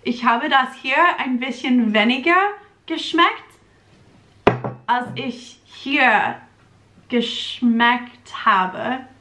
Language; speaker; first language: German; non-native, learner; English